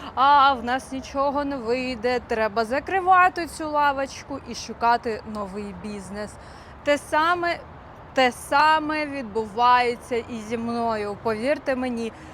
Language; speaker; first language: Ukrainian; non-native, local second language; Russian